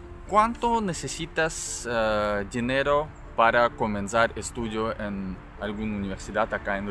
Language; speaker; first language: Spanish; non-native, learner; Russian